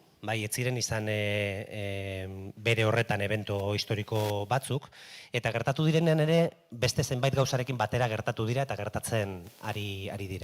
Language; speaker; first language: Basque; native; Basque